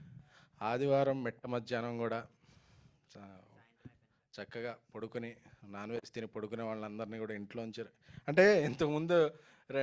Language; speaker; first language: Telugu; native; Telugu